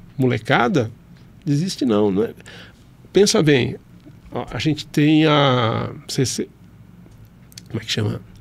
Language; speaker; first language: Portuguese; native; Portuguese